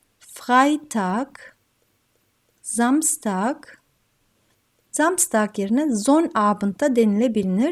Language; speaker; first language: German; non-native, fluent; Turkish